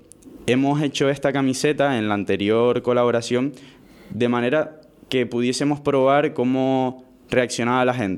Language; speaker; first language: Spanish; native; Spanish